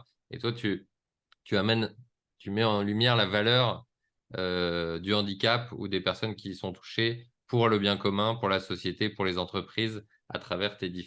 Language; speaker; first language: French; native; French